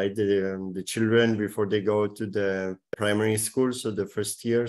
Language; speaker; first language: English; non-native, fluent; Slovenian